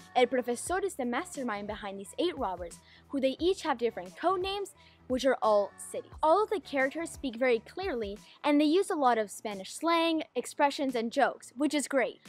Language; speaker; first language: English; native; English